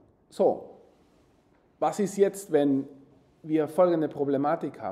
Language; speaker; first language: German; non-native, fluent; Spanish